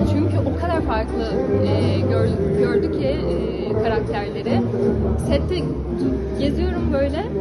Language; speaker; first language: Turkish; non-native, fluent; Portuguese